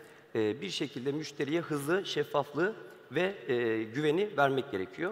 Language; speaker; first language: Turkish; native; Turkish